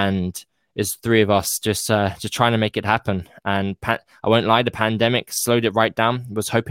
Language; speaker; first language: English; native; English